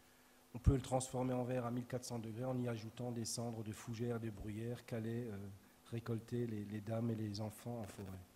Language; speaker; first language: French; native; French